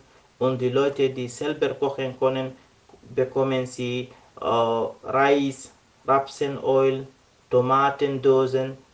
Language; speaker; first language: German; non-native, learner; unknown